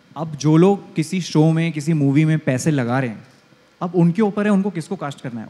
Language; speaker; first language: Hindi; native; Hindi